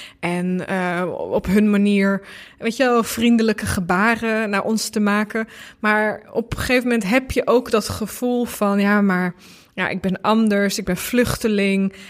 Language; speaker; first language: Dutch; early bilingual, other home language; Bosnian